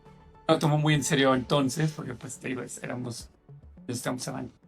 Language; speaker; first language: Spanish; native; Spanish